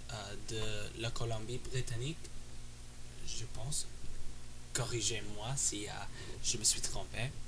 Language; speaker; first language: French; non-native, learner; English